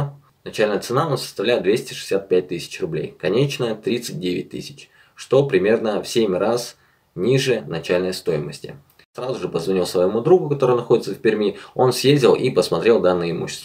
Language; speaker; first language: Russian; native; Russian